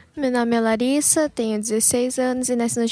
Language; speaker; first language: Portuguese; early bilingual, heritage; Portuguese